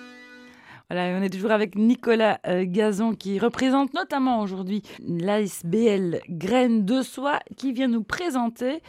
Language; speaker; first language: French; native; French